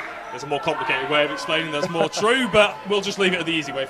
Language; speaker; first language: English; native; English